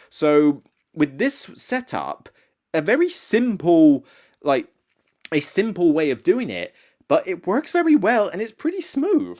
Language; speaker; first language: English; native; English